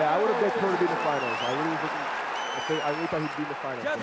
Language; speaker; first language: English; native; English